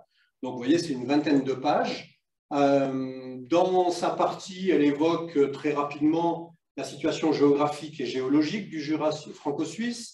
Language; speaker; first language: French; native; French